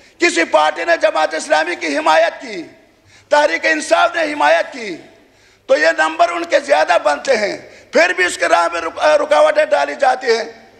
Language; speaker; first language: Urdu; non-native, local second language; Khowar